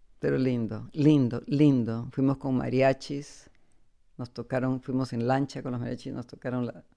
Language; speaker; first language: Spanish; native; Spanish